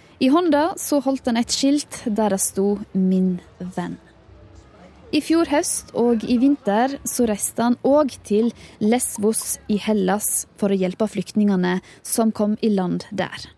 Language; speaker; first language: Norwegian; native; Norwegian